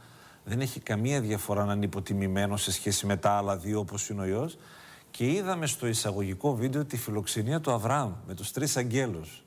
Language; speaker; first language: Greek; native; Greek